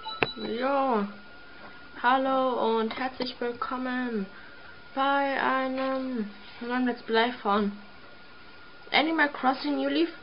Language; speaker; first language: German; native; German